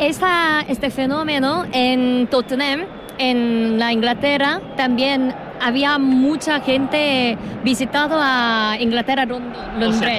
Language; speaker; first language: Spanish; non-native, learner; Korean